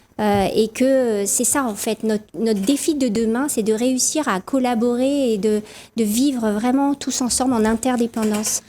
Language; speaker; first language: French; native; French